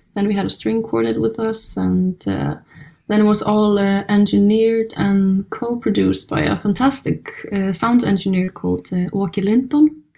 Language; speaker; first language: English; non-native, fluent; Icelandic